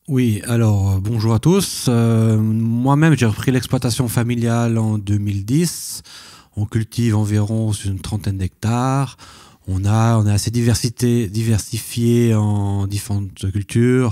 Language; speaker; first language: French; native; French